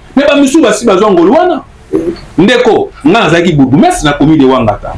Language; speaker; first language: Lingala; native; Lingala